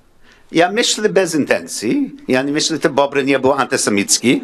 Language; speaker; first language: Polish; non-native, learner; English